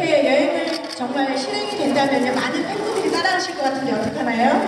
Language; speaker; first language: Korean; non-native, fluent; Cantonese